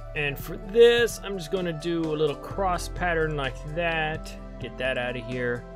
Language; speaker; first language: English; native; English